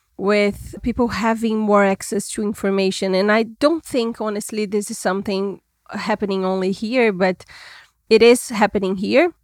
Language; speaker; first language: English; non-native, fluent; Portuguese